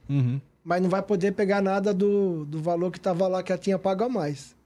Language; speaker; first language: Portuguese; native; Portuguese